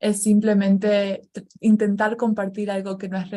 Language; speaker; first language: Spanish; native; Spanish